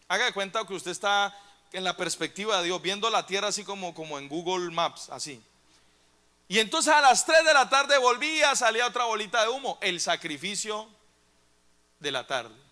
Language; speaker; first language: Spanish; native; Spanish